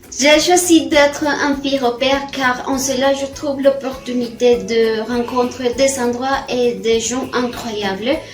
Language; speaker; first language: French; non-native, fluent; Spanish